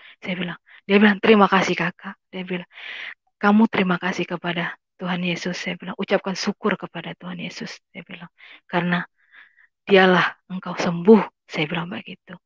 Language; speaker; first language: Indonesian; native; Indonesian